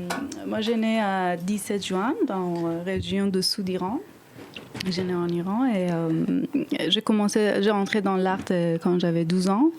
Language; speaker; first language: French; non-native, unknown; Persian